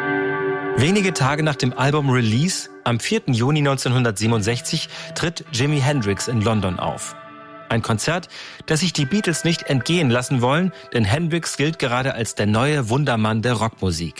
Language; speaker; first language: German; native; German